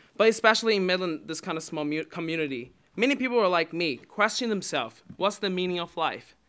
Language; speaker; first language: English; non-native, fluent; Chinese